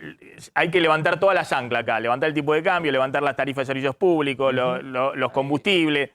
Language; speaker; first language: Spanish; native; Spanish